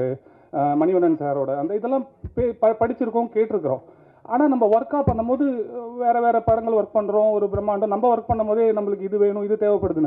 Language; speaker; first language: Tamil; native; Tamil